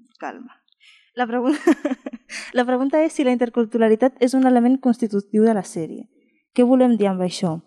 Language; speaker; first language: Catalan; non-native, fluent; Spanish